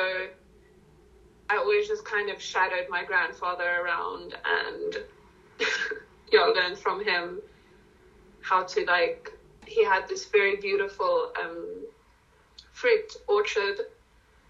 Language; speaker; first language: English; non-native, local second language; Afrikaans